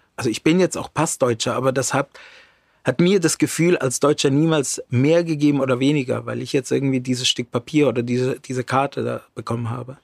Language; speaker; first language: German; early bilingual, other home language; Romany